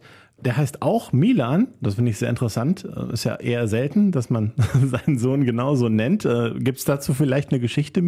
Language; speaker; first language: German; native; German